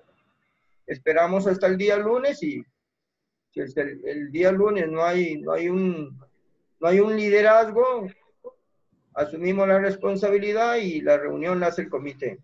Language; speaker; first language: Spanish; native; Spanish